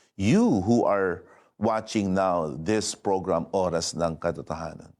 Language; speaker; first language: English; non-native, local second language; Filipino